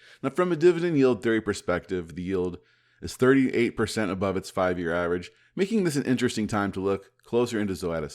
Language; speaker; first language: English; native; English